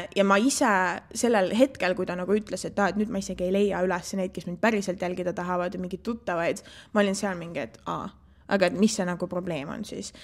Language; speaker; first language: Estonian; native; Estonian